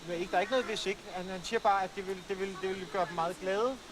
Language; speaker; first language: Danish; native; Danish